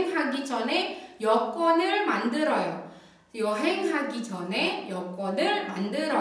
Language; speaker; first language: Korean; non-native, fluent; Indonesian